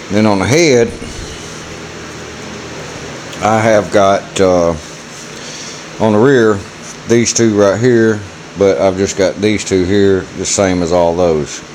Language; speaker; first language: English; native; English